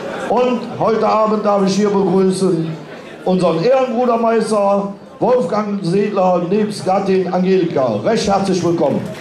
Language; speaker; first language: German; native; German